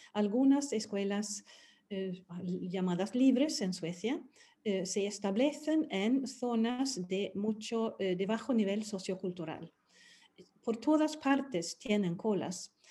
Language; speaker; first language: Spanish; non-native, fluent; Swedish